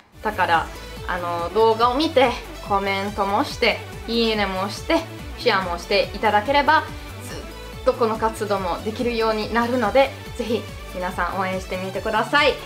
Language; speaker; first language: Japanese; non-native, fluent; Italian